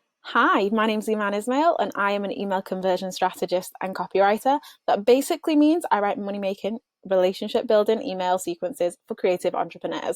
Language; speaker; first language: English; native; English